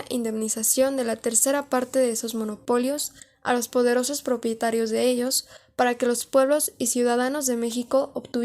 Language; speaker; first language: Spanish; native; Spanish